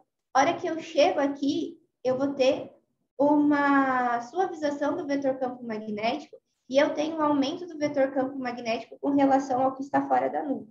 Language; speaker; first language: Portuguese; native; Portuguese